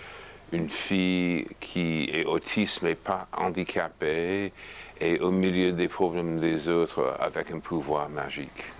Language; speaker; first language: French; non-native, fluent; English